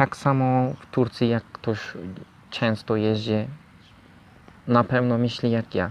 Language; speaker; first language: Polish; non-native, learner; Turkish